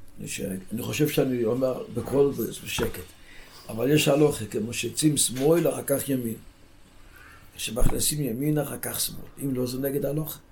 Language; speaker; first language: Hebrew; non-native, local second language; Yiddish